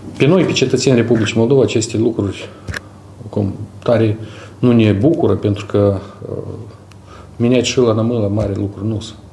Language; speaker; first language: Romanian; native; Romanian